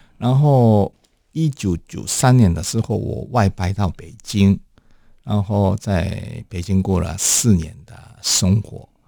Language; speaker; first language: Chinese; non-native, fluent; Japanese